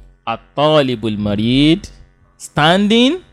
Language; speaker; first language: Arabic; non-native, fluent; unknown